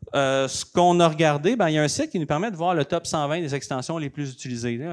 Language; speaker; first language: French; native; French